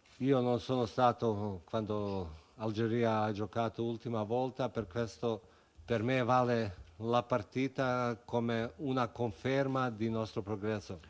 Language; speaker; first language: Italian; non-native, fluent; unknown